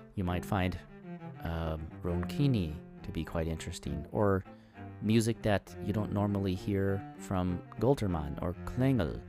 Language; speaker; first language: English; native; English